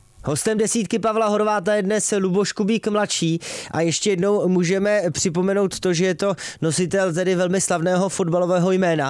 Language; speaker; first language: Czech; native; Czech